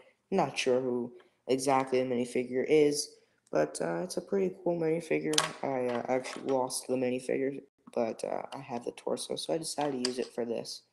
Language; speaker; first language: English; native; English